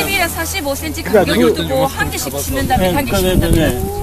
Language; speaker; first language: Korean; native; Korean